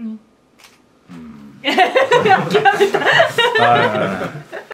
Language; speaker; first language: Japanese; native; Japanese